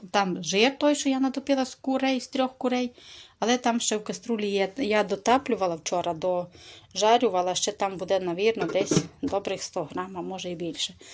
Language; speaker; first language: Ukrainian; native; Ukrainian